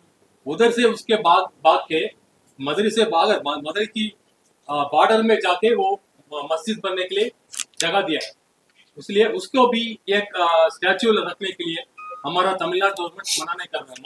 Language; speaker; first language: Hindi; non-native, learner; Tamil